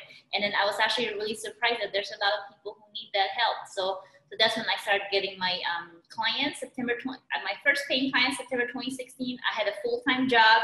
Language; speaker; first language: English; non-native, local second language; Filipino